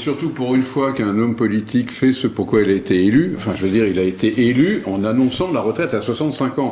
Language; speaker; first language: French; native; French